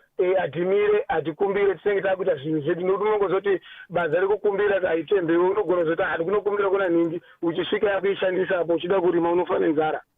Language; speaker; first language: Shona; non-native, local second language; Nyanja